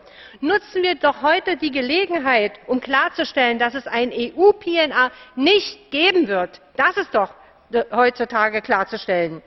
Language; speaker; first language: German; native; German